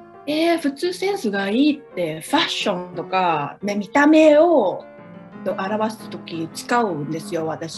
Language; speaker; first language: Japanese; non-native, fluent; Cantonese